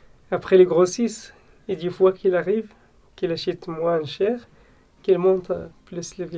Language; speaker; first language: French; non-native, learner; Arabic